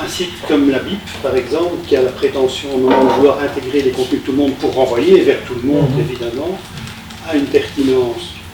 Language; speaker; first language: French; native; French